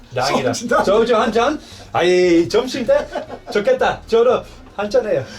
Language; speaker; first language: Korean; non-native, learner; Dutch